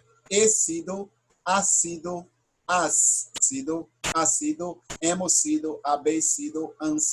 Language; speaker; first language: Spanish; non-native, fluent; Portuguese